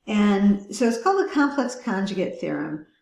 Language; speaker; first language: English; native; English